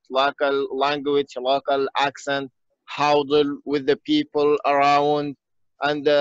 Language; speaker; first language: English; non-native, learner; Arabic